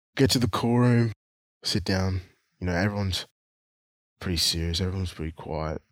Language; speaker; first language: English; non-native, local second language; Swahili